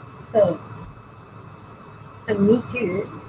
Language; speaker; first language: English; non-native, learner; Japanese